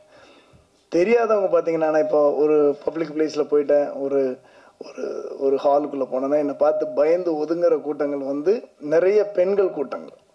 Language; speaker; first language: Tamil; native; Tamil